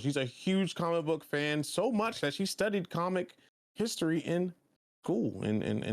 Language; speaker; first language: English; native; English